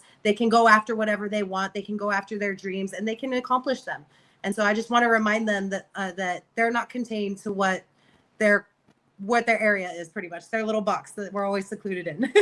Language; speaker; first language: English; native; English